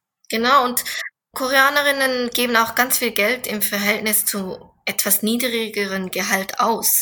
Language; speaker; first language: German; non-native, fluent; Korean